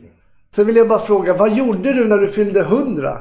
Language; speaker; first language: Swedish; native; Swedish